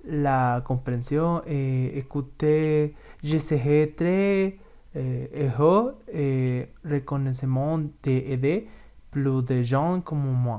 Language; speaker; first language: French; non-native, learner; Spanish